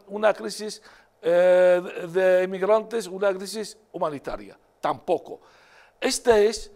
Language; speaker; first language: Spanish; non-native, fluent; Arabic